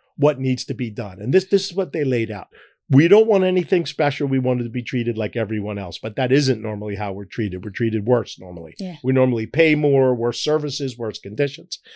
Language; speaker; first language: English; native; English